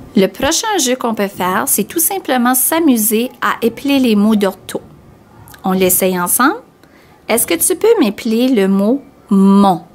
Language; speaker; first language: French; native; French